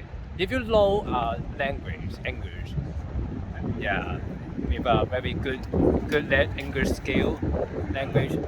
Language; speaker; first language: English; non-native, learner; Cantonese